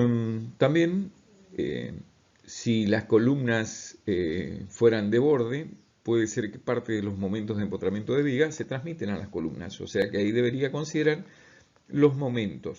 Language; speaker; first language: Spanish; native; Spanish